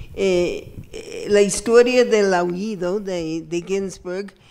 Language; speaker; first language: Spanish; non-native, fluent; English